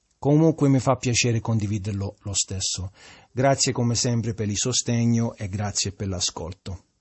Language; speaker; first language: Italian; early bilingual, heritage; Italian